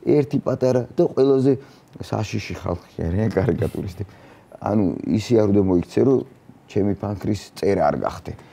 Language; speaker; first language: Georgian; native; Georgian